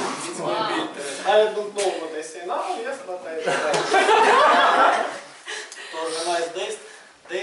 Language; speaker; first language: English; non-native, learner; Russian